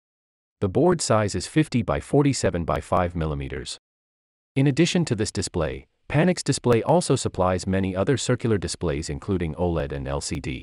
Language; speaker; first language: English; non-native, fluent; Chinese